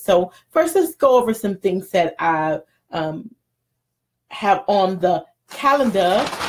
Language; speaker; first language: English; native; English